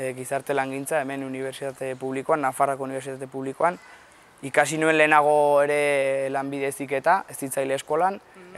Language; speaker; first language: Basque; native; Basque